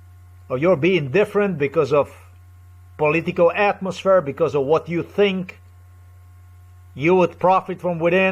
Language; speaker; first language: English; non-native, fluent; Slovenian